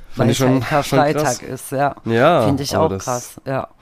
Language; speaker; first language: German; native; German